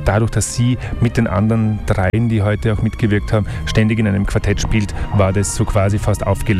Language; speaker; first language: German; native; German